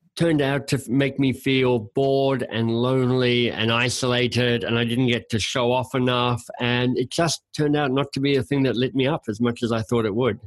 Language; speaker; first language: English; native; English